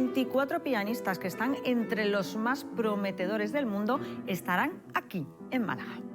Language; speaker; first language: Spanish; native; Spanish